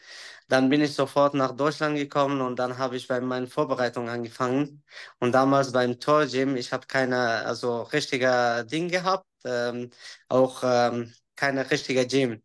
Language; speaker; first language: German; non-native, learner; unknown